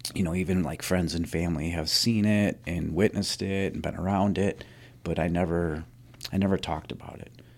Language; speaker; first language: English; native; English